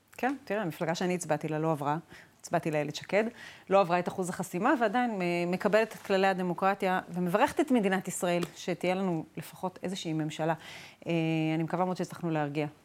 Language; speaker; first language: Hebrew; native; Hebrew